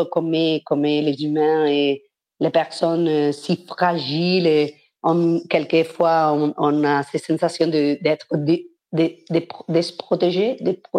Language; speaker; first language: French; non-native, fluent; Spanish